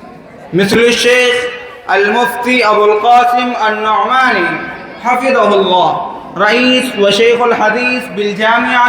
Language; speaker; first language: Arabic; non-native, learner; Urdu